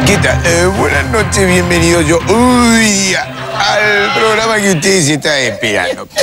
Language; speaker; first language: Spanish; native; Spanish